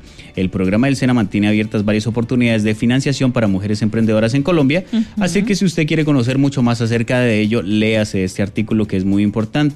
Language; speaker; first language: Spanish; native; Spanish